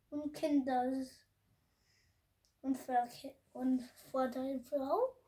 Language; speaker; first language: German; non-native, learner; Hindi